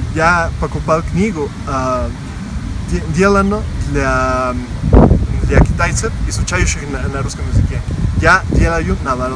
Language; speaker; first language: Russian; non-native, learner; Spanish